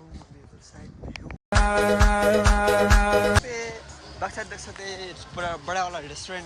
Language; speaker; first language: Hindi; non-native, learner; Nepali